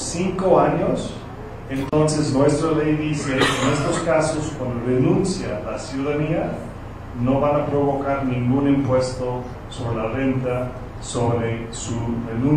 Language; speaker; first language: Spanish; non-native, fluent; English